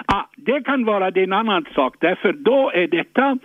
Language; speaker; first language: Swedish; non-native, fluent; French